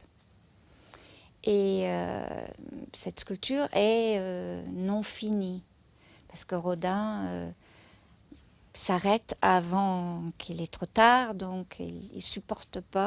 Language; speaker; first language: French; non-native, fluent; German